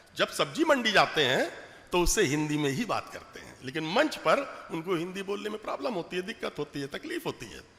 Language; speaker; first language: Hindi; native; Hindi